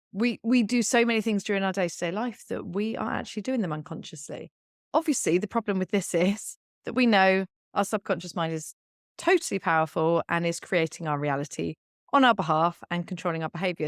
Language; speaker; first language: English; native; English